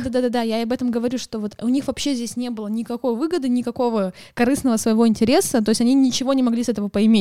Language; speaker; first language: Russian; native; Russian